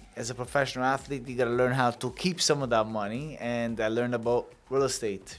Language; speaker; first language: English; early bilingual, other home language; Italian